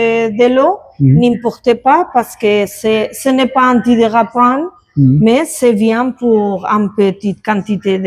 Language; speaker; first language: French; non-native, learner; Spanish